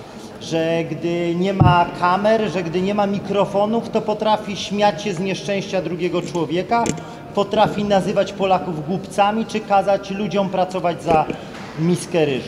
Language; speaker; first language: Polish; native; Polish